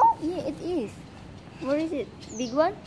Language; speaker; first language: English; non-native, learner; Filipino